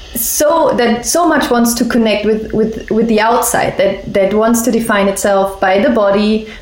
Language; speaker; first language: English; non-native, fluent; German